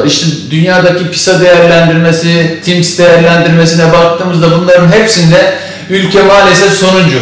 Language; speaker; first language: Turkish; native; Turkish